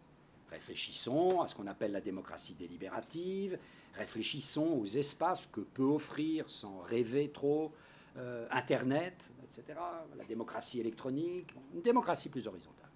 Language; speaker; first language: French; native; French